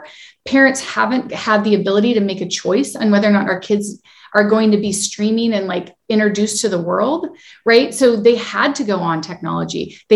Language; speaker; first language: English; native; English